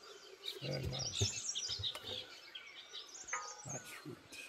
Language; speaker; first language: English; non-native, learner; French